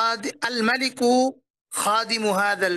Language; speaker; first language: Arabic; non-native, learner; Bangla